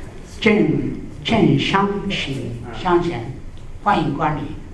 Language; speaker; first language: Chinese; non-native, learner; Japanese